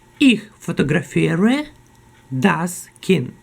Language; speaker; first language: German; non-native, fluent; Ukrainian